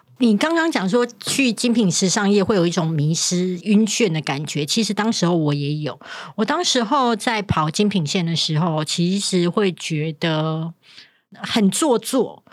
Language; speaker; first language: Chinese; native; Chinese